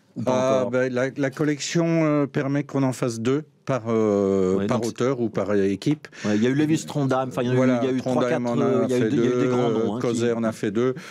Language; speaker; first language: French; native; French